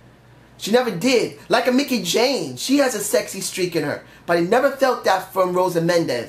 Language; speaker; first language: English; native; English